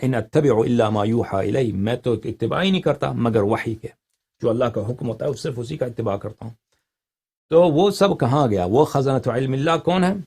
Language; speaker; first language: Urdu; non-native, fluent; Persian